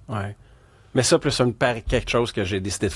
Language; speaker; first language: French; native; French